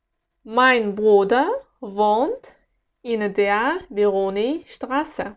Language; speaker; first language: German; non-native, fluent; Uzbek